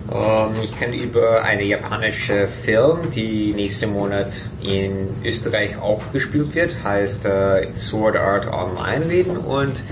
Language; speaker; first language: German; non-native, fluent; English